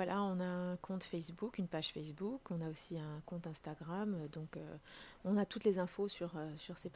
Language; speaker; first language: French; native; French